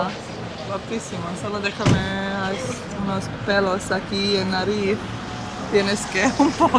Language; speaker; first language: Spanish; non-native, fluent; Bosnian